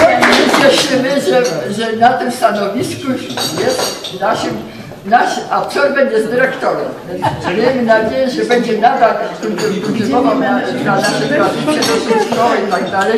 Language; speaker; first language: Polish; native; Polish